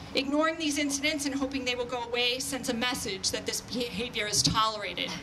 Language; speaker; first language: English; native; English